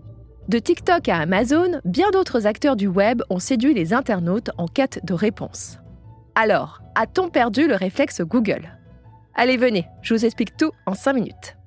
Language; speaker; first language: French; native; French